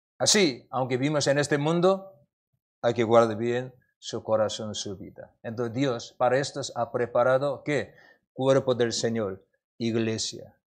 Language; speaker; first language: Spanish; non-native, learner; Korean